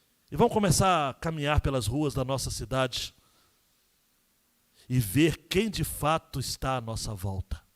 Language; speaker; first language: Portuguese; native; Portuguese